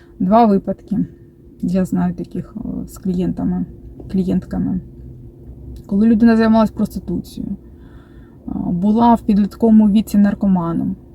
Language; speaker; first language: Ukrainian; non-native, local second language; Russian